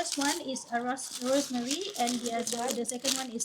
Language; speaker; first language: English; non-native, local second language; Iban